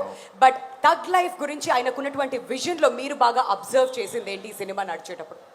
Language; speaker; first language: Telugu; native; Telugu